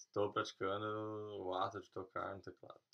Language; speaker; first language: Portuguese; native; Portuguese